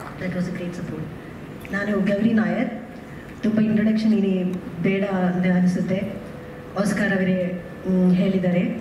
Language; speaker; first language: Kannada; non-native, learner; Malayalam